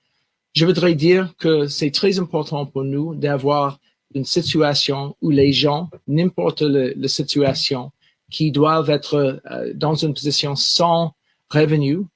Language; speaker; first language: French; non-native, local second language; English